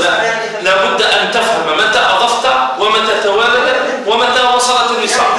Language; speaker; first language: Arabic; native; Arabic